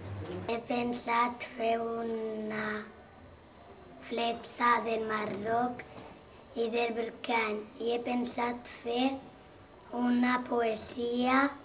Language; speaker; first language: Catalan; early bilingual, other home language; Arabic